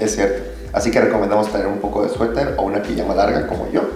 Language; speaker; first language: Spanish; native; Spanish